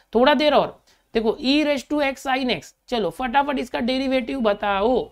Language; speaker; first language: Hindi; native; Hindi